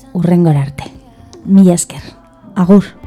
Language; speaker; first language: Basque; non-native, learner; Spanish